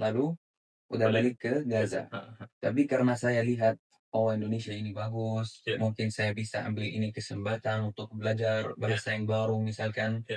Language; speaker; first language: Indonesian; non-native, fluent; Arabic